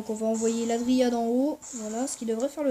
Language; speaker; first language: French; native; French